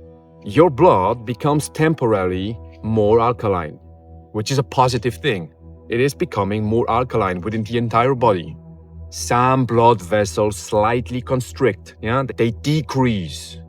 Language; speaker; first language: English; non-native, fluent; Polish